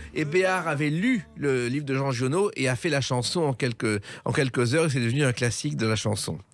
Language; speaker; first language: French; native; French